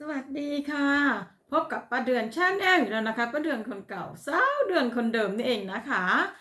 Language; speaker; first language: Thai; native; Thai